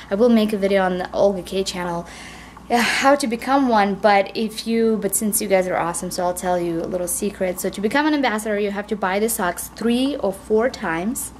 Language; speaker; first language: English; non-native, fluent; Russian